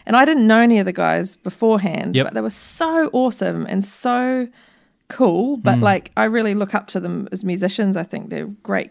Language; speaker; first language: English; native; English